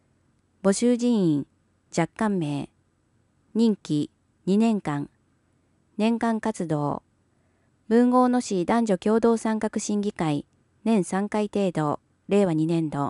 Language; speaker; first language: Japanese; native; Japanese